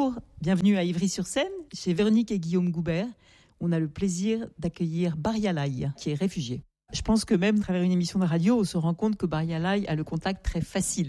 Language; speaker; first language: French; native; French